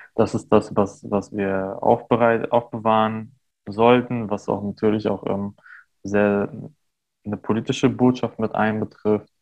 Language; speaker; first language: German; early bilingual, other home language; Armenian